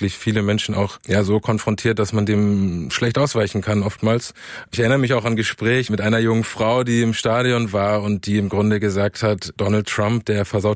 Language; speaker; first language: German; native; German